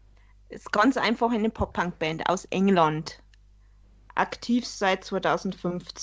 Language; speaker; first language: German; native; German